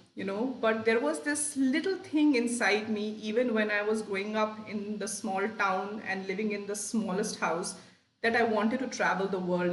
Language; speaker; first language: English; non-native, local second language; Hindi